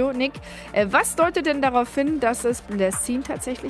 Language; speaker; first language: German; native; German